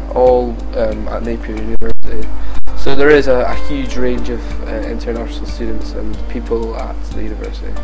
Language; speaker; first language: English; native; English